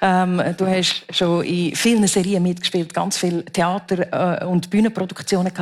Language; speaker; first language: German; native; German